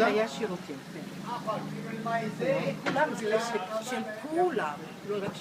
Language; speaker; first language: Hebrew; non-native, fluent; Georgian